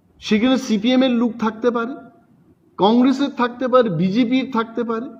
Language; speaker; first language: Bangla; non-native, local second language; Kok Borok